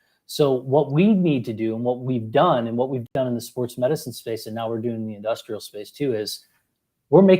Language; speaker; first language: English; native; English